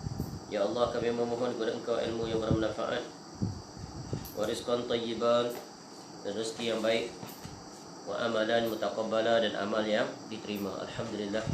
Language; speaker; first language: Malay; native; Malay